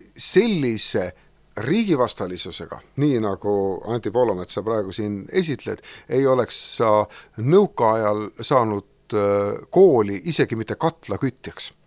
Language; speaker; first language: Estonian; native; Estonian